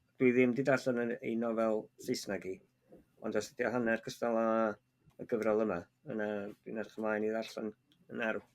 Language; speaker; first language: Welsh; native; Welsh